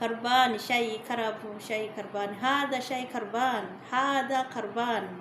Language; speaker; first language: Arabic; non-native, learner; Rundi